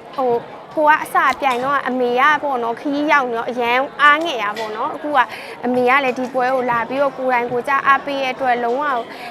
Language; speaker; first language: Burmese; non-native, local second language; Hakha Chin